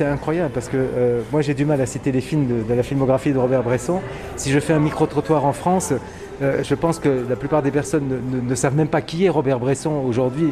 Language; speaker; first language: French; native; French